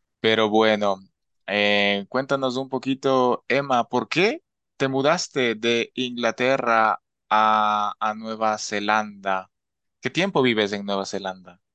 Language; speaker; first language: Spanish; native; Spanish